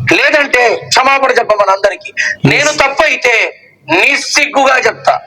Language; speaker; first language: Telugu; native; Telugu